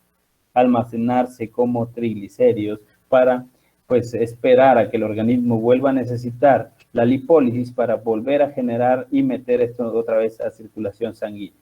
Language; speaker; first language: Spanish; native; Spanish